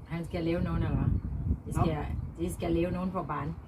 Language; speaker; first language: Danish; non-native, learner; Thai